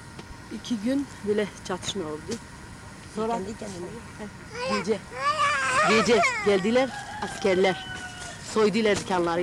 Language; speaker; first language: Turkish; non-native, local second language; Kurdish